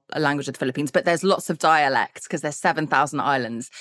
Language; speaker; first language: English; early bilingual, other home language; Filipino